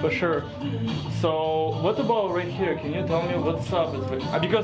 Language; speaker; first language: English; non-native, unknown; Russian